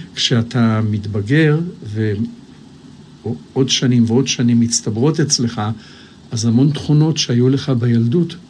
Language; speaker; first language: Hebrew; native; Hebrew